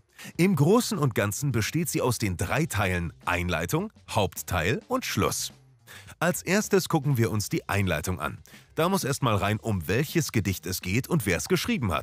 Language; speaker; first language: German; native; German